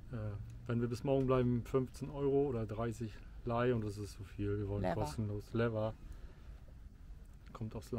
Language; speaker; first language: German; native; German